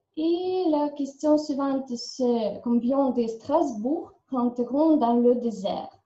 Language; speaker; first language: French; non-native, learner; Ukrainian